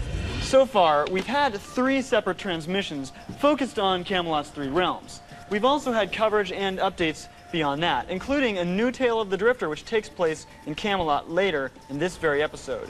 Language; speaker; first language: English; native; English